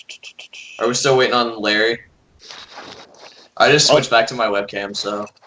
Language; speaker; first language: English; native; English